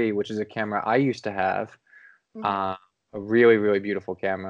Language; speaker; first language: English; native; English